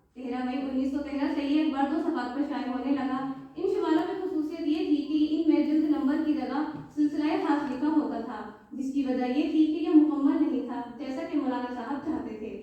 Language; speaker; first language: Urdu; native; Urdu